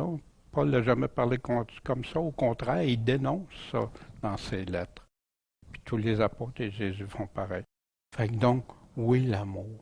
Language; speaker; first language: French; native; French